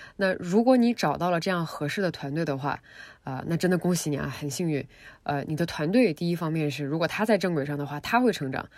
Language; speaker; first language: Chinese; native; Chinese